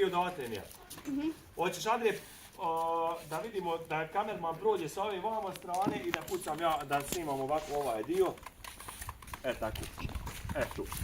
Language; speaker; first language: Bosnian; native; Bosnian